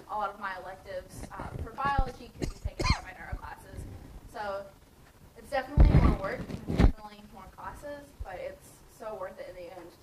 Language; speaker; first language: English; native; English